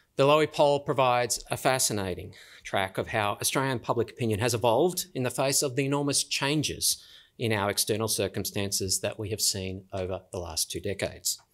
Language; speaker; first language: English; native; English